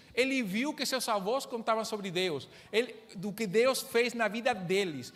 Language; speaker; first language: Portuguese; non-native, fluent; Spanish